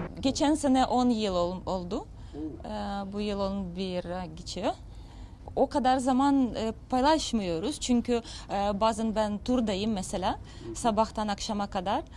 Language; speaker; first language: Turkish; non-native, learner; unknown